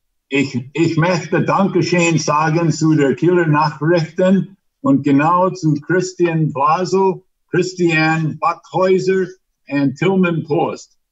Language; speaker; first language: German; non-native, learner; English